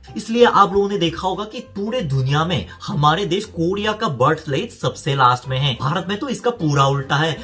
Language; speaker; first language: Hindi; non-native, fluent; Korean